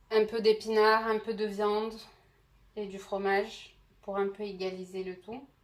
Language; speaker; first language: French; non-native, local second language; Arabic